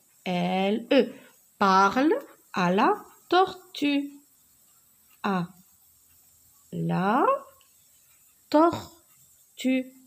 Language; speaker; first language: French; non-native, local second language; Arabic